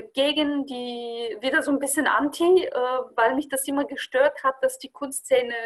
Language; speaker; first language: German; non-native, fluent; Bulgarian